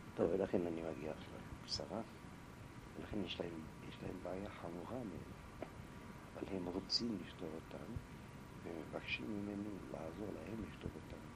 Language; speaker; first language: Hebrew; non-native, fluent; French